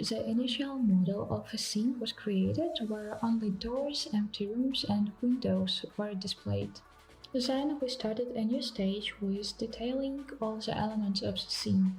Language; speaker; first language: English; non-native, fluent; Ukrainian